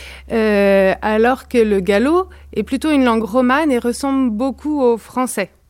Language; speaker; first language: French; native; French